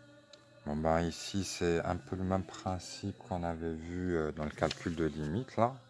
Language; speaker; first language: French; native; French